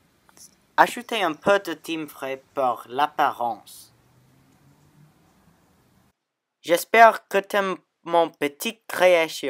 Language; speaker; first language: French; non-native, learner; English